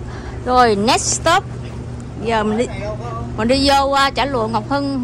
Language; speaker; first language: Vietnamese; native; Vietnamese